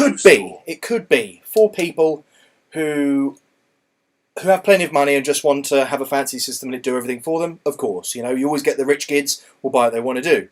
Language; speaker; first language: English; native; English